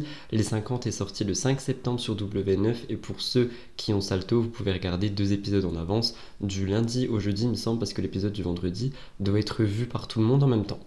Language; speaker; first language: French; native; French